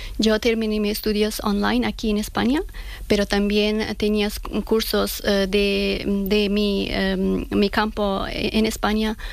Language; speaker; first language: Spanish; non-native, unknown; Persian